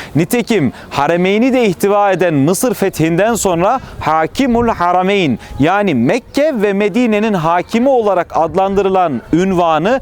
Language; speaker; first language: Turkish; native; Turkish